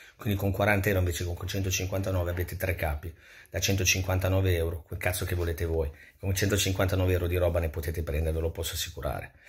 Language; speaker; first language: Italian; native; Italian